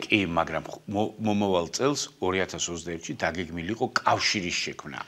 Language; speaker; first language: Georgian; native; Georgian